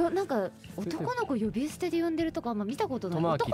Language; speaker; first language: Japanese; native; Japanese